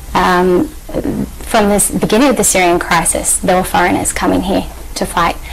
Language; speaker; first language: English; native; English